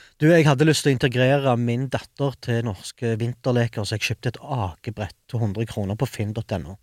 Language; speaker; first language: Norwegian; early bilingual, other home language; Arabic